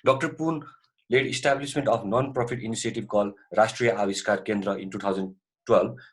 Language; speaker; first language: English; non-native, local second language; Nepali